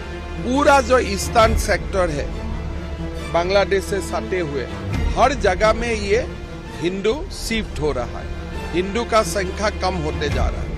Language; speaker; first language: Hindi; non-native, local second language; Assamese